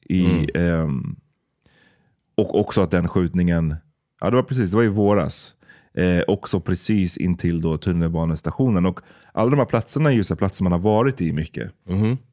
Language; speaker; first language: Swedish; native; Swedish